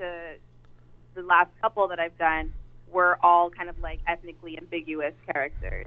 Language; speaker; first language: English; native; English